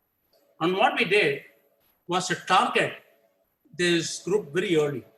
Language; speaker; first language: English; non-native, local second language; Tamil